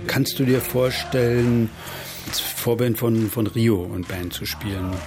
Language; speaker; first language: German; native; German